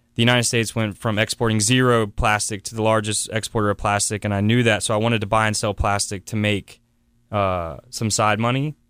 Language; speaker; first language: English; native; English